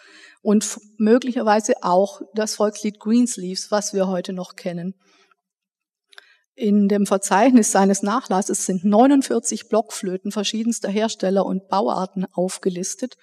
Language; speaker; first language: German; native; German